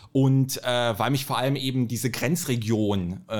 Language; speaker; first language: German; native; German